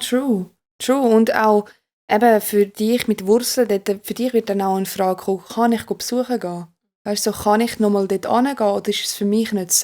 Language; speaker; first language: German; native; German